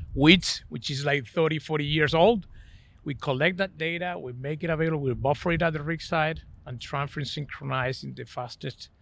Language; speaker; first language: English; non-native, fluent; Spanish